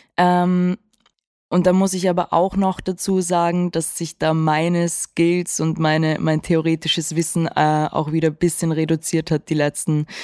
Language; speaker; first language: German; native; German